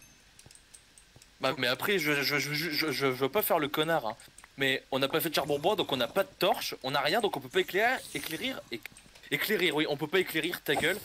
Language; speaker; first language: French; native; French